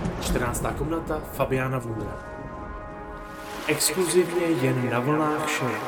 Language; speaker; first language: Czech; native; Czech